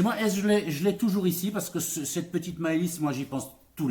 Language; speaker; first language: French; native; French